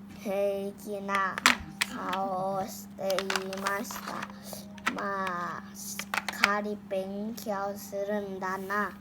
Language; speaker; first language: Japanese; non-native, learner; Thai